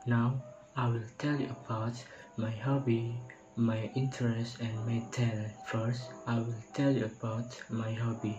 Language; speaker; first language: English; non-native, learner; Indonesian